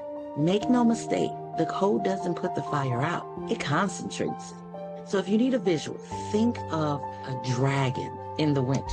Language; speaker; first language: English; native; English